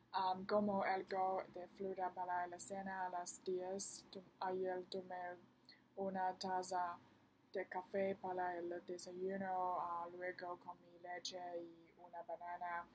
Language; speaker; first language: Spanish; non-native, learner; Chinese